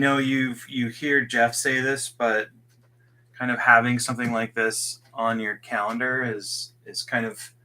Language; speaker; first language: English; native; English